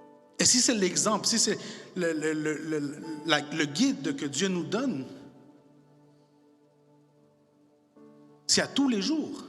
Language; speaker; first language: French; non-native, fluent; Spanish